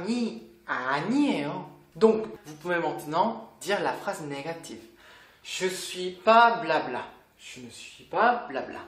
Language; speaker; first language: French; non-native, fluent; Korean